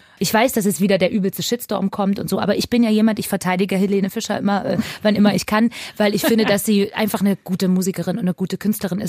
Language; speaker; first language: German; native; German